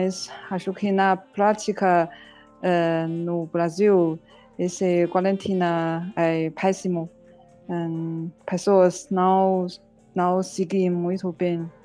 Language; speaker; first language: Portuguese; non-native, learner; Chinese